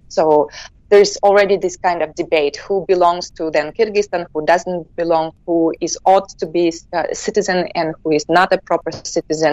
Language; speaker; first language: English; non-native, fluent; Kyrgyz